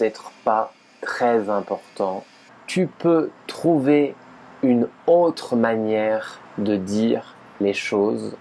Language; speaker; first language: French; native; French